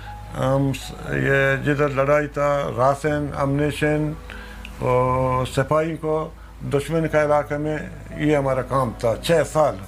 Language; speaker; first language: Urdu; non-native, local second language; Baluchi